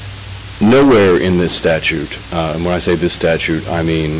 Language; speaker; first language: English; native; English